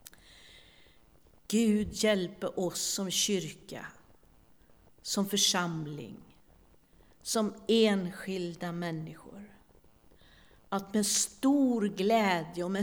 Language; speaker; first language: Swedish; native; Swedish